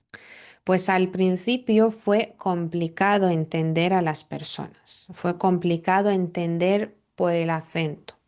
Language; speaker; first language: Spanish; non-native, fluent; Lithuanian